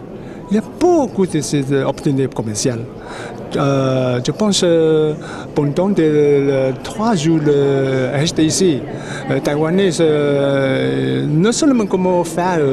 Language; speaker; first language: French; non-native, learner; Chinese